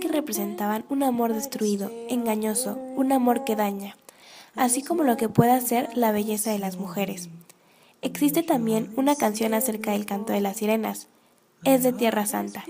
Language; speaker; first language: Spanish; native; Spanish